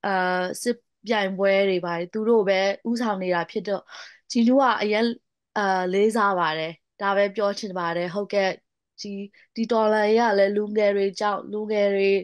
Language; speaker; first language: Burmese; non-native, local second language; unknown